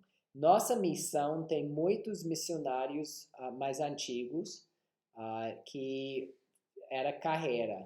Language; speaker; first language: Portuguese; non-native, fluent; English